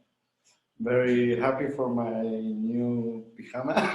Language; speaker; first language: English; non-native, learner; Spanish